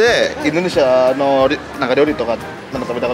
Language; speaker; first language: Japanese; non-native, fluent; Indonesian